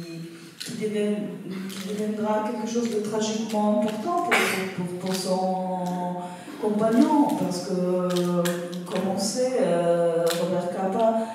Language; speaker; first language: French; non-native, fluent; Italian